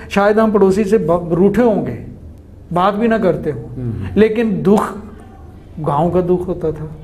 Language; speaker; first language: Hindi; native; Hindi